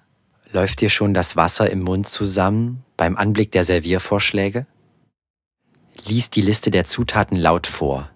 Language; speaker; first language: German; native; German